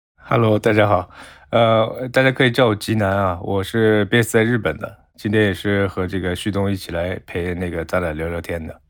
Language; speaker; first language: Chinese; non-native, fluent; Japanese